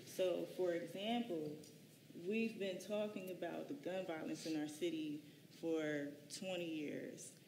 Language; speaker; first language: English; native; English